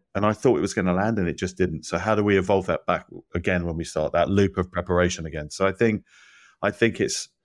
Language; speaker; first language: English; native; English